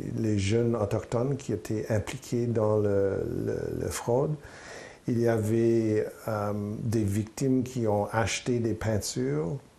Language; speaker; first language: French; non-native, local second language; English